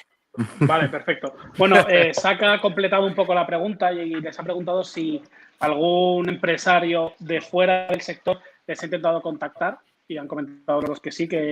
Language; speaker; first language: Spanish; native; Spanish